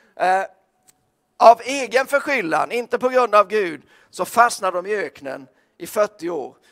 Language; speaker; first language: Swedish; native; Swedish